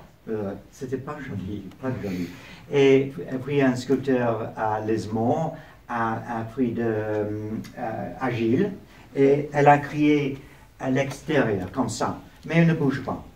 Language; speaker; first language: French; non-native, learner; English